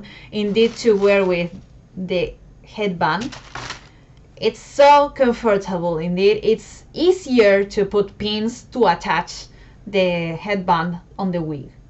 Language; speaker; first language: English; non-native, fluent; Spanish